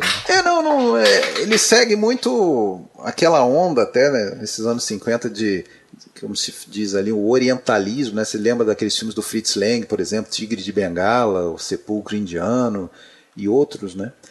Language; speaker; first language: Portuguese; native; Portuguese